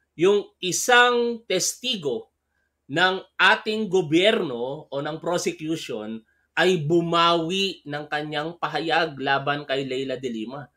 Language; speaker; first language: Filipino; native; Filipino